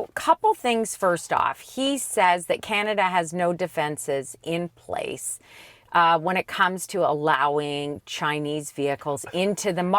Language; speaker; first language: English; native; English